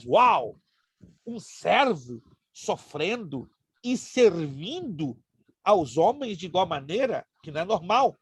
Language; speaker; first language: Portuguese; native; Portuguese